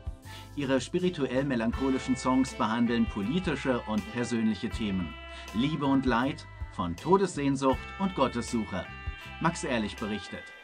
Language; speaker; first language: German; native; German